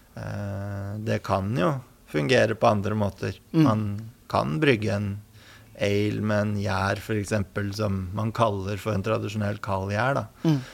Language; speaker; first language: Norwegian; native; Norwegian